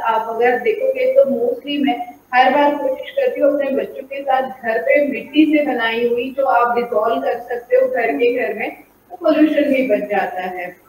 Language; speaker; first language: Hindi; non-native, local second language; Marathi